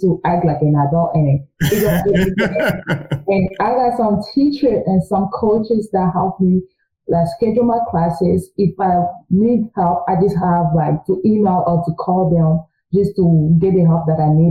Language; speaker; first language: English; early bilingual, other home language; French